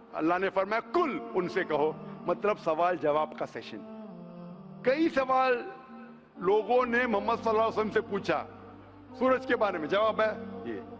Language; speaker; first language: Hindi; non-native, local second language; Konkani